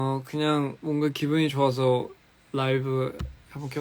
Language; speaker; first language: Korean; early bilingual, heritage; English